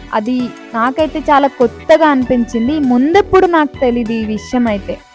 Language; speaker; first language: Telugu; non-native, local second language; Lambadi